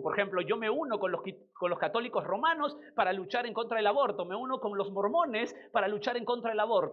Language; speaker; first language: Spanish; native; Spanish